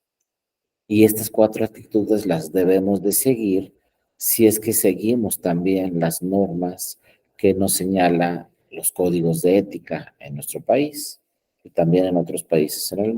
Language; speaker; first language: Spanish; native; Spanish